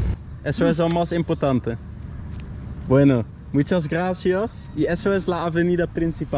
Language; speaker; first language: Spanish; non-native, learner; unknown